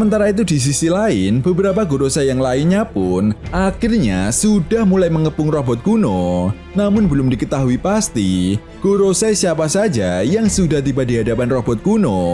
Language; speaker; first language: Indonesian; native; Indonesian